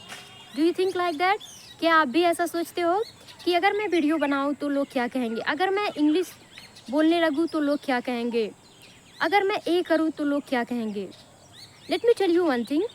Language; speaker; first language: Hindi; non-native, local second language; Bhojpuri